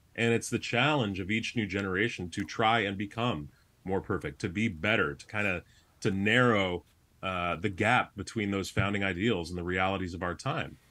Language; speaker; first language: English; native; English